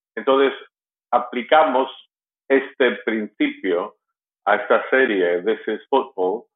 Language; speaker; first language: Spanish; native; Spanish